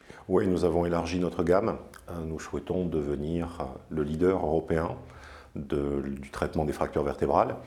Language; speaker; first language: French; native; French